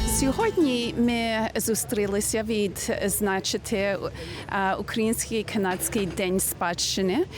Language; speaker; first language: Ukrainian; early bilingual, heritage; Ukrainian